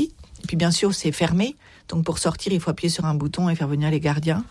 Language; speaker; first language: French; native; French